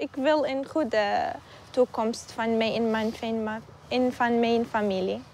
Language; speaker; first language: Dutch; non-native, learner; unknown